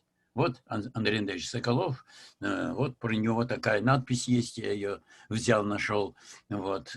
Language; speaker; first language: Russian; native; Russian